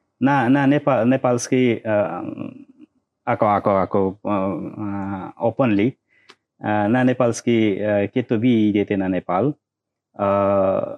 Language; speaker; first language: Slovak; non-native, learner; Nepali